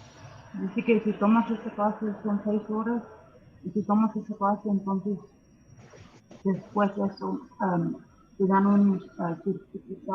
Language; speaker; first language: Spanish; early bilingual, heritage; Spanish